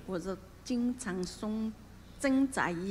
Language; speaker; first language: Chinese; non-native, local second language; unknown